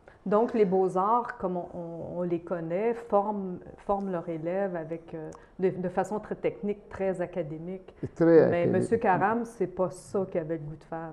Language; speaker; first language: French; native; French